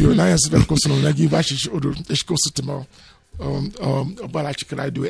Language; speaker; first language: Hungarian; non-native, learner; Yoruba